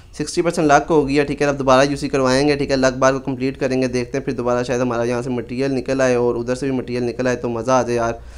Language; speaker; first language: Hindi; native; Hindi